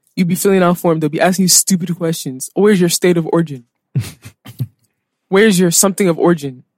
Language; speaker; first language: English; native; English